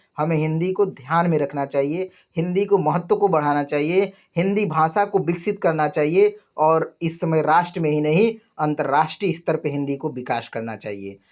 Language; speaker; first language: Hindi; native; Hindi